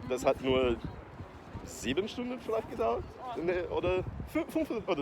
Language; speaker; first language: German; non-native, fluent; Portuguese